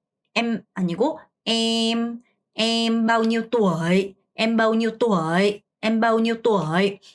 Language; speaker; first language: Vietnamese; non-native, fluent; Korean